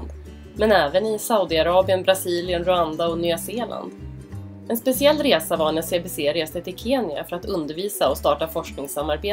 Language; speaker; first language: Swedish; native; Swedish